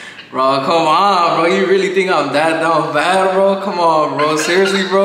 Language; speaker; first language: English; early bilingual, other home language; Spanish